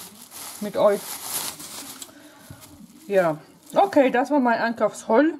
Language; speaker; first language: German; non-native, fluent; Polish